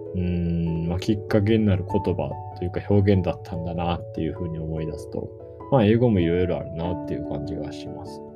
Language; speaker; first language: Japanese; native; Japanese